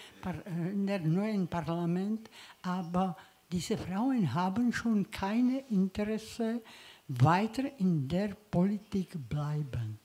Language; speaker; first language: German; non-native, learner; Czech